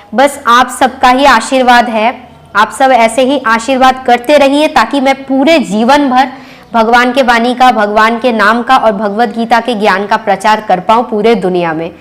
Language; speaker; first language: Hindi; non-native, local second language; Bangla